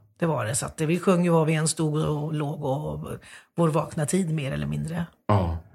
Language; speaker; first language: Swedish; native; Swedish